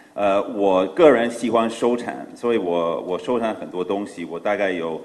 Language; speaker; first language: Chinese; non-native, fluent; English